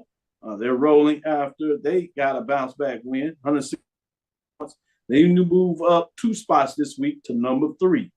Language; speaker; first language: English; native; English